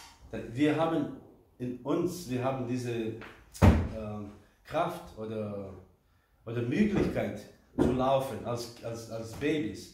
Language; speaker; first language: German; non-native, fluent; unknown